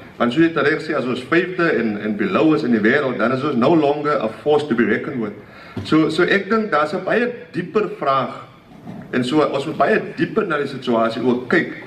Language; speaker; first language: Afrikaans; native; Afrikaans